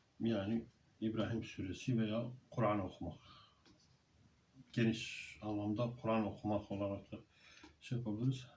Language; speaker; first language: Turkish; native; Turkish